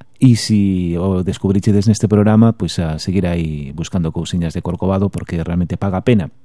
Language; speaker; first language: Galician; native; Galician